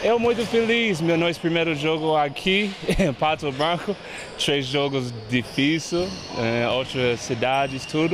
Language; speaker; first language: Portuguese; non-native, learner; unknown